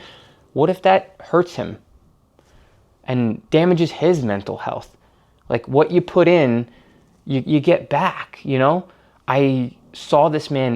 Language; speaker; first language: English; native; English